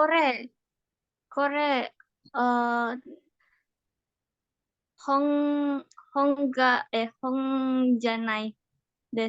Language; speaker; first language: Japanese; non-native, learner; Indonesian